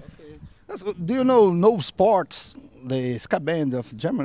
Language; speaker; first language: English; non-native, learner; Portuguese